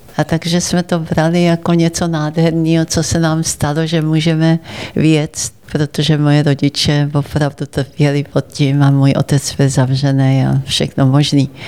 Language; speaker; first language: Czech; early bilingual, heritage; Czech